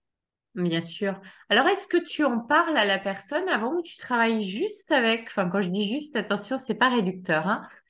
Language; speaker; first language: French; native; French